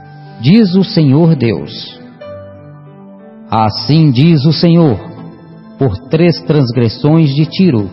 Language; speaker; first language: Portuguese; native; Portuguese